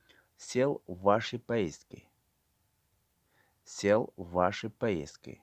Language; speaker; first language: Russian; non-native, learner; Tajik